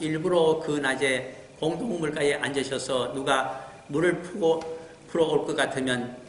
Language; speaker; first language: Korean; native; Korean